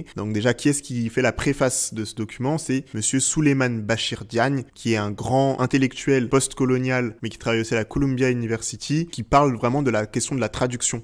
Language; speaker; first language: French; native; French